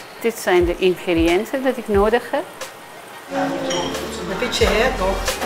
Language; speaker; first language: Dutch; non-native, fluent; Persian